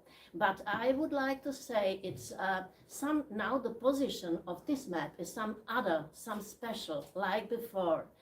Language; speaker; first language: English; non-native, learner; Czech